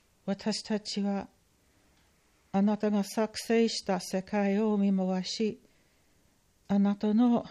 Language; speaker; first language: Japanese; non-native, fluent; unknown